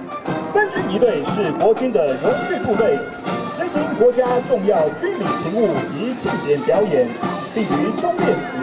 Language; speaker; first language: Chinese; native; Chinese